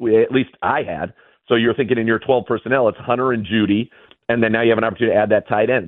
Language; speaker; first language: English; native; English